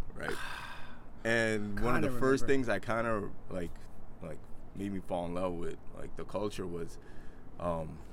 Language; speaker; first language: English; native; English